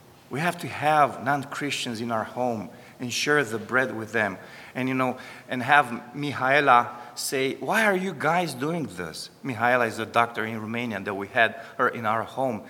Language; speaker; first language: English; non-native, fluent; Romanian